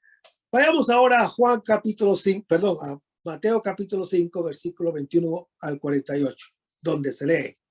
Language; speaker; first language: Spanish; native; Spanish